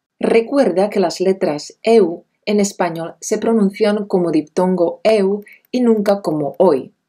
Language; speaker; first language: Spanish; non-native, fluent; Czech